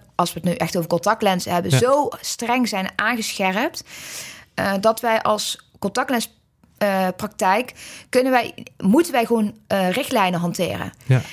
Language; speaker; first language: Dutch; native; Dutch